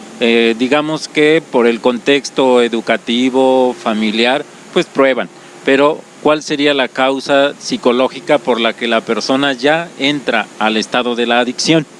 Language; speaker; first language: Spanish; native; Spanish